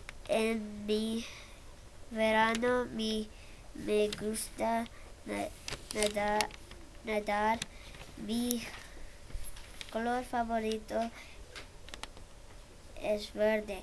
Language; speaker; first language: Spanish; non-native, learner; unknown